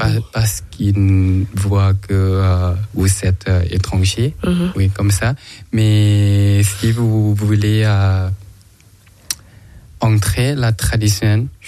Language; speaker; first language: French; non-native, learner; Thai